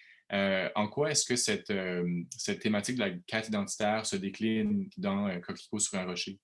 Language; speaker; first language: French; native; French